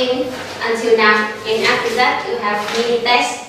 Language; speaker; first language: English; non-native, learner; Vietnamese